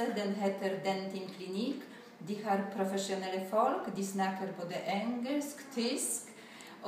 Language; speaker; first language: Norwegian; non-native, learner; Polish